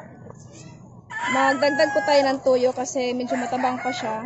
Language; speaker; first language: Filipino; non-native, local second language; Cebuano